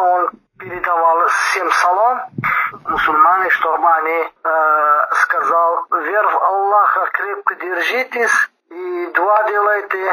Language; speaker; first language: Russian; non-native, fluent; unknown